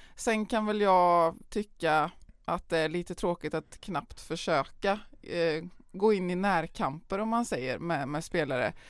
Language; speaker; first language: Swedish; native; Swedish